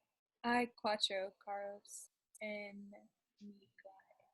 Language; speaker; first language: Spanish; non-native, learner; English